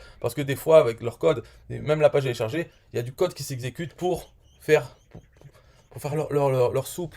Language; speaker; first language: French; native; French